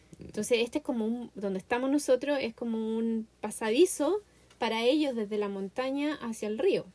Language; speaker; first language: Spanish; native; Spanish